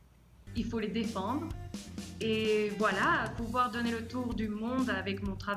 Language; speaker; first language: French; early bilingual, heritage; French